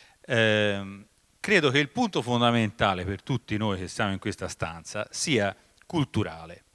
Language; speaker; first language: Italian; native; Italian